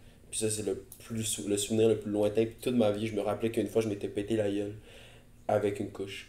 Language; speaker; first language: French; early bilingual, other home language; Spanish